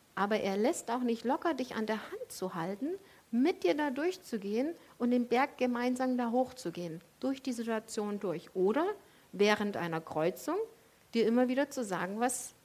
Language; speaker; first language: German; native; German